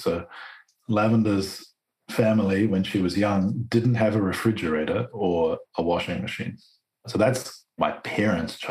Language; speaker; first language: English; native; English